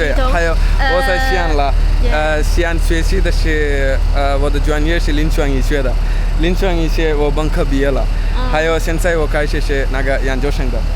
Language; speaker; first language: Chinese; non-native, learner; Malayalam